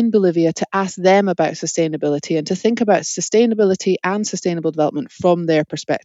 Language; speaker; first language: English; native; English